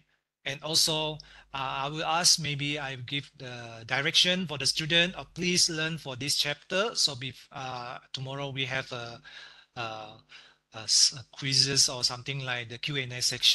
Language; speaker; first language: English; non-native, local second language; Malay